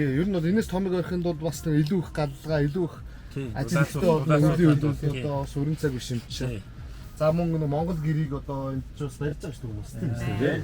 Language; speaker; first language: Mongolian; native; Mongolian